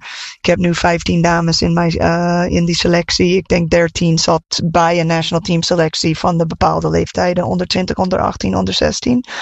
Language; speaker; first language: Dutch; non-native, fluent; English